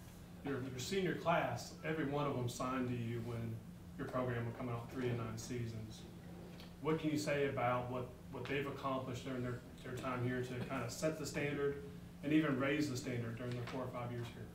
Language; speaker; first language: English; native; English